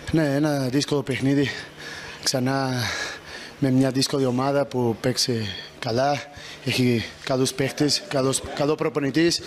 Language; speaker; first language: Greek; non-native, fluent; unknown